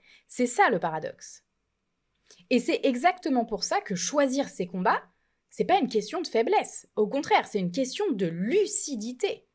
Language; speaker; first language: French; native; French